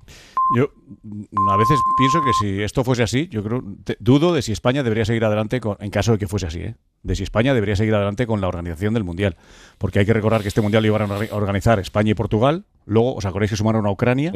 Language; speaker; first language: Spanish; native; Spanish